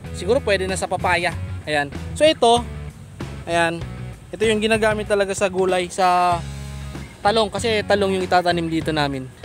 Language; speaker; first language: Filipino; non-native, local second language; Bikol